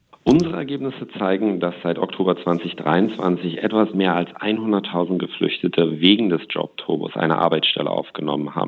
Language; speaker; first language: German; native; German